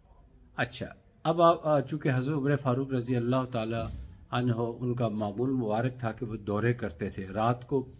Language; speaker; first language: Urdu; native; Urdu